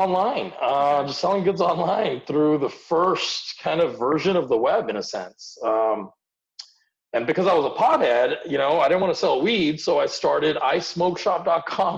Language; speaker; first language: English; early bilingual, other home language; Hindi